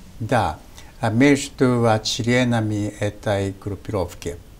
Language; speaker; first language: Russian; non-native, fluent; Japanese